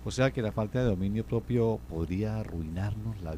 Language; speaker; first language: Spanish; native; Spanish